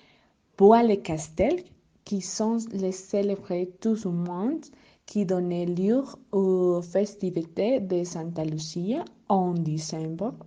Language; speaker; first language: French; non-native, learner; Spanish